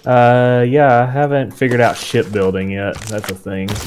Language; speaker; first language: English; native; English